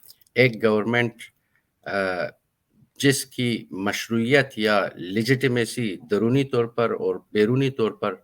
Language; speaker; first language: Hindi; non-native, fluent; Persian